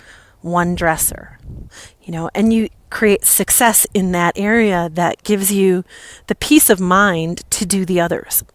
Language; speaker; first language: English; native; English